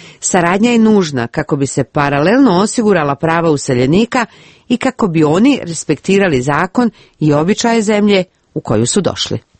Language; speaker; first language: Croatian; native; Croatian